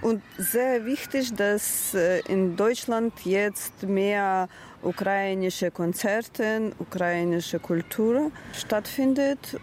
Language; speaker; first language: German; non-native, learner; Ukrainian